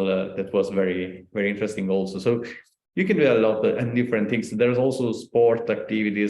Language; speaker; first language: English; non-native, learner; Italian